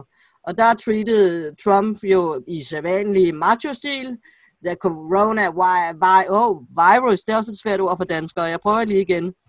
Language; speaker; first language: Danish; native; Danish